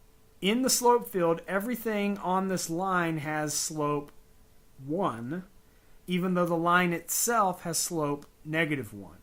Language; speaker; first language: English; native; English